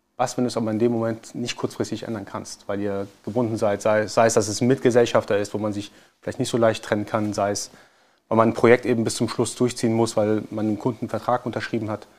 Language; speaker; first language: German; early bilingual, other home language; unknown